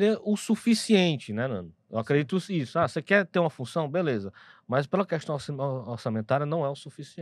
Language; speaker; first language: Portuguese; native; Portuguese